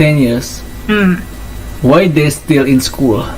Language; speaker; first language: English; non-native, local second language; Indonesian